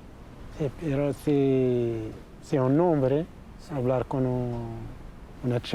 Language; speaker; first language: Spanish; non-native, learner; Central Atlas Tamazight